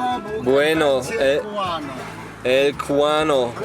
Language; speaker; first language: Spanish; non-native, learner; German